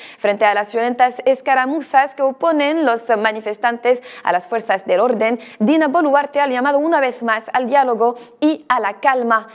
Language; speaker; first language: Spanish; non-native, fluent; Arabic